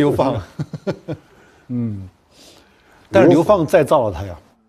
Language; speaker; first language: Chinese; native; Chinese